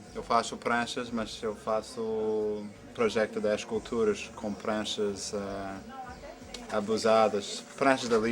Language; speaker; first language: Portuguese; non-native, fluent; English